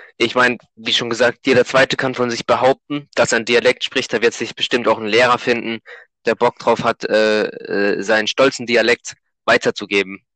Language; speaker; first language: German; native; German